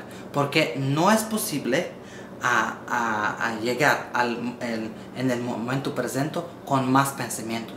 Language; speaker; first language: Spanish; non-native, learner; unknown